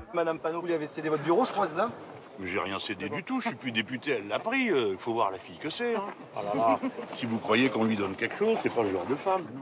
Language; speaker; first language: French; native; French